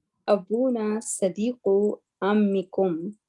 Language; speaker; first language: Arabic; non-native, learner; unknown